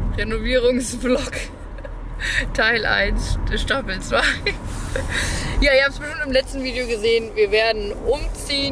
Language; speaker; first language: German; native; German